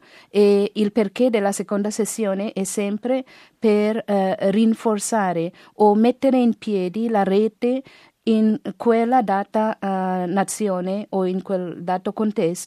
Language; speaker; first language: Italian; non-native, fluent; Garo